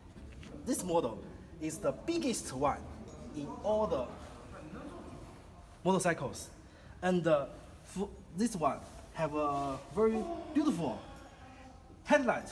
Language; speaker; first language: English; non-native, learner; Chinese